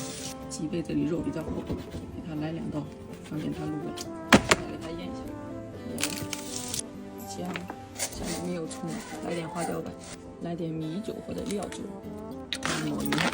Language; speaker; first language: Chinese; native; Chinese